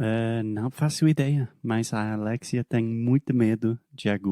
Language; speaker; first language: Portuguese; non-native, fluent; English